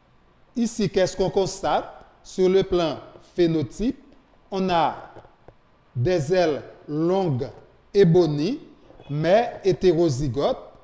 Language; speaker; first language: French; non-native, local second language; Haitian Creole